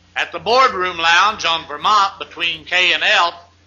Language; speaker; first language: English; native; English